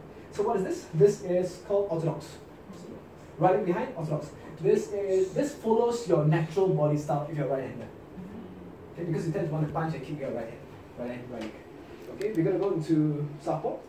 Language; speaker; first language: English; non-native, local second language; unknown